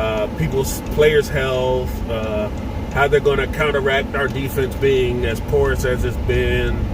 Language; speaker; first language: English; native; English